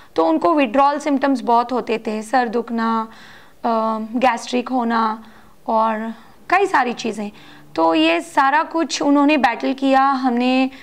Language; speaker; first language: Hindi; non-native, local second language; Marathi